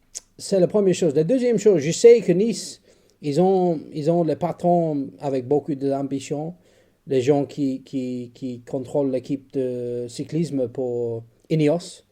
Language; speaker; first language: French; non-native, fluent; English